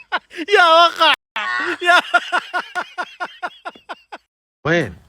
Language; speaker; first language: Arabic; native; Arabic